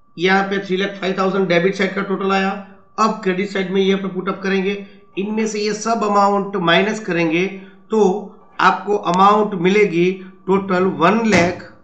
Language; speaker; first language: Hindi; non-native, local second language; Gujarati